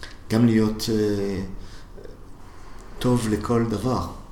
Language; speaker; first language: Hebrew; non-native, fluent; French